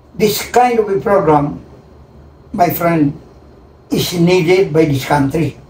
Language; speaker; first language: English; non-native, local second language; Filipino